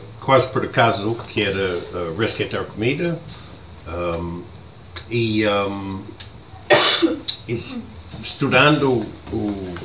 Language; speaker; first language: Portuguese; non-native, learner; English